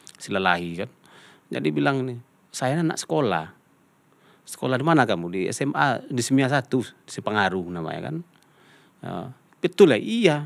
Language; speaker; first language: Indonesian; non-native, local second language; Minangkabau